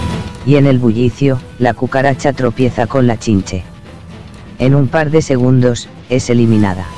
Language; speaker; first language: Spanish; native; Spanish